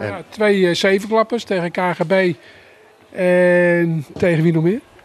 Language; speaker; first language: Dutch; native; Dutch